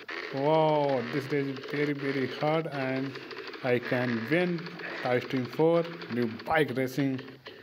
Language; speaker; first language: English; non-native, learner; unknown